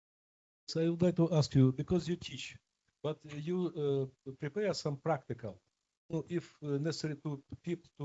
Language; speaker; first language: English; non-native, learner; Ukrainian